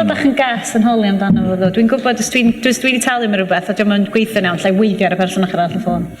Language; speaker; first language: Welsh; native; Welsh